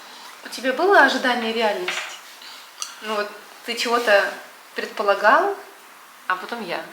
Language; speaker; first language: Russian; native; Russian